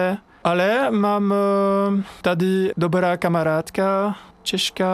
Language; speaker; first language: Czech; non-native, learner; French